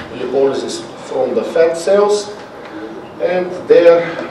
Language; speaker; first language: English; non-native, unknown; Bulgarian